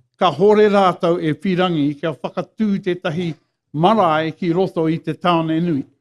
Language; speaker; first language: Māori; non-native, local second language; English